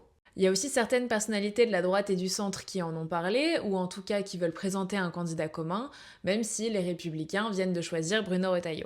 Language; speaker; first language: French; native; French